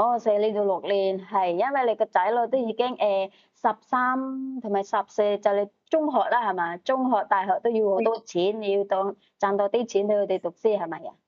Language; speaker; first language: Cantonese; native; Cantonese